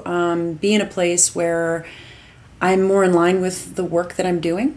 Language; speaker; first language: English; native; English